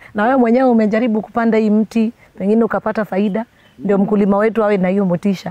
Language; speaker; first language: Swahili; native; Swahili